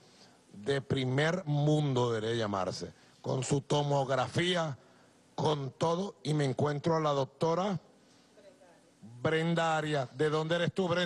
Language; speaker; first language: Spanish; native; Spanish